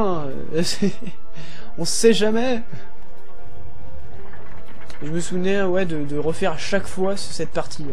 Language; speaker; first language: French; native; French